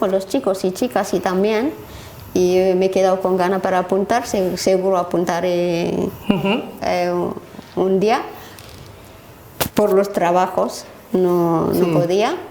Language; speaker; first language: Spanish; non-native, learner; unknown